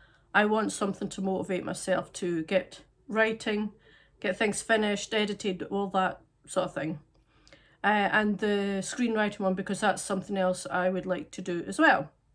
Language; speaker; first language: English; native; English